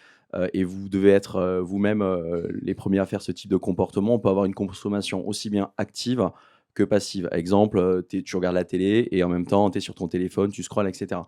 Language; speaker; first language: French; native; French